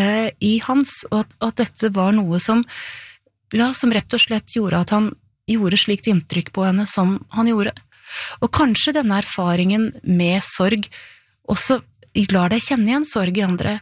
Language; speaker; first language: Norwegian; native; Norwegian